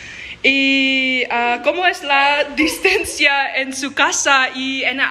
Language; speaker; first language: Spanish; non-native, learner; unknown